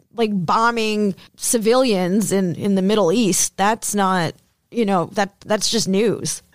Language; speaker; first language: English; early bilingual, other home language; Hindi